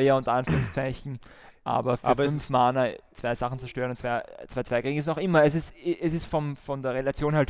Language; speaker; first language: German; native; German